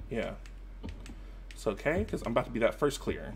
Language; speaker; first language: English; native; English